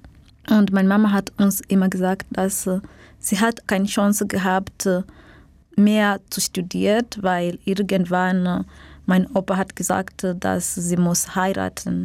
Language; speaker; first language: German; non-native, fluent; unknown